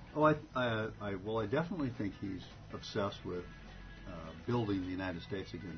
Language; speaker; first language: English; native; English